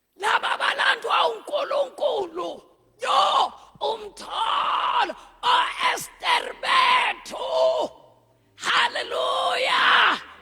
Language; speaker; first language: Zulu; non-native, local second language; Swati